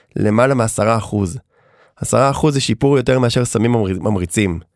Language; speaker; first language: Hebrew; native; Hebrew